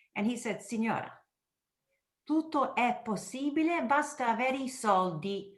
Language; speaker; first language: Italian; early bilingual, heritage; Italian